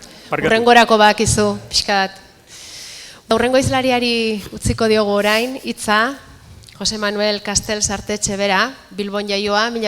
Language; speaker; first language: Basque; native; Basque